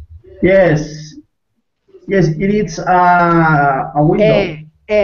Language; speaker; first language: English; non-native, learner; Spanish